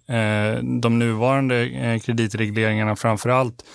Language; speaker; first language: Swedish; native; Swedish